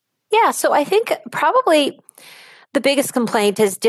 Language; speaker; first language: English; native; English